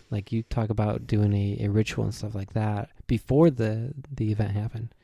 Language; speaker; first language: English; native; English